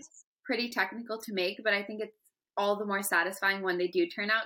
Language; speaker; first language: English; native; English